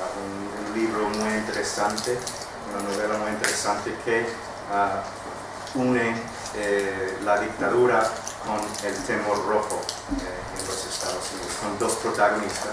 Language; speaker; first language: Spanish; non-native, fluent; English